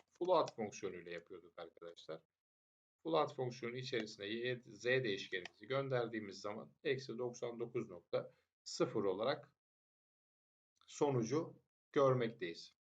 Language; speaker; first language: Turkish; native; Turkish